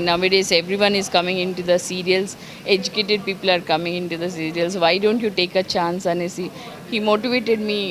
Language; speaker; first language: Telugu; non-native, local second language; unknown